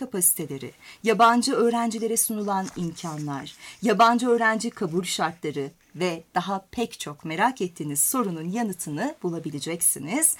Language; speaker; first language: Turkish; native; Turkish